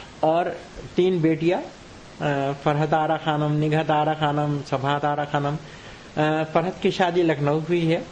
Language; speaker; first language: Urdu; native; Urdu